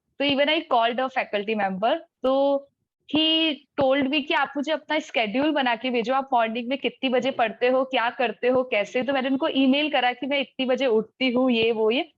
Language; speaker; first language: Hindi; native; Hindi